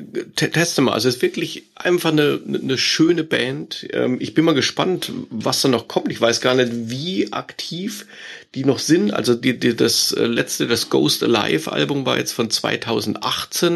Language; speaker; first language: German; native; German